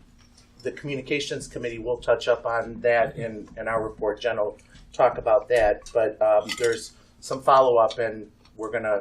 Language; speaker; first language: English; native; English